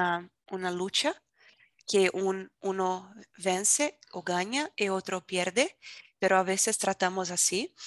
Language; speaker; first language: Spanish; non-native, fluent; Portuguese